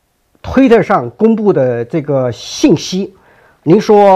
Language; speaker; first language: Chinese; native; Chinese